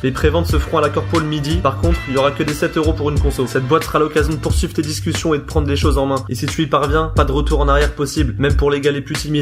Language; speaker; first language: French; native; French